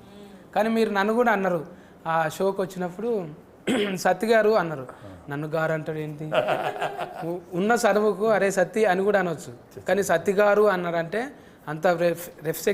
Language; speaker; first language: Telugu; native; Telugu